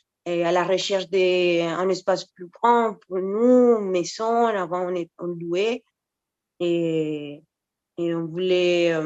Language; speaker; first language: French; non-native, fluent; Spanish